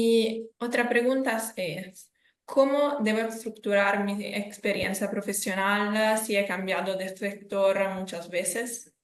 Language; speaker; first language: Spanish; non-native, fluent; Italian